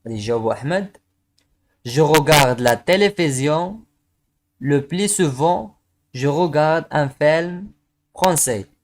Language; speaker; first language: French; non-native, local second language; Arabic